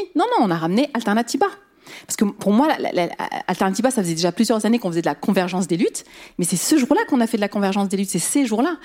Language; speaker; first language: French; early bilingual, other home language; Riffian